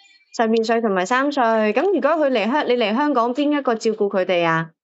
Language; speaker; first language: Cantonese; native; Cantonese